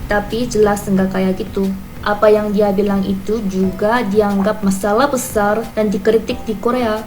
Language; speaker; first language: Indonesian; non-native, fluent; Korean